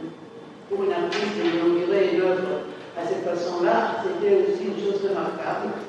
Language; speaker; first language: French; non-native, fluent; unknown